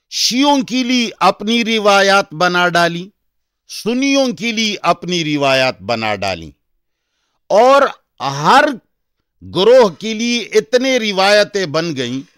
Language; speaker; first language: Urdu; non-native, local second language; Pashto